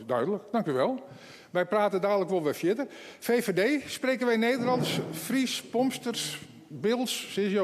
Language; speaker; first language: Dutch; non-native, local second language; Western Frisian